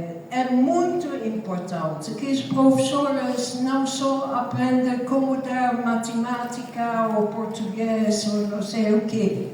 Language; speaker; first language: Portuguese; non-native, fluent; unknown